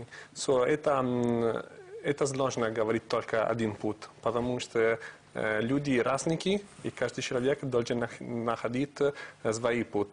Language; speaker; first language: Russian; non-native, learner; Italian